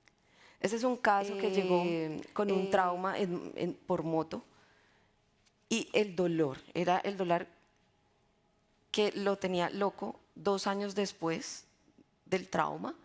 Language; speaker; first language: Spanish; native; Spanish